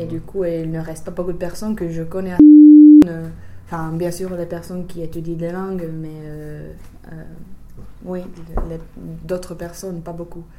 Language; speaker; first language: French; non-native, fluent; Finnish